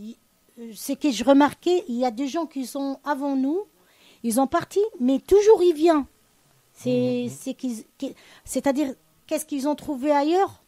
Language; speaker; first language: French; non-native, learner; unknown